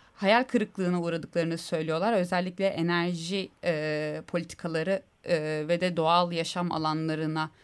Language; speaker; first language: Turkish; native; Turkish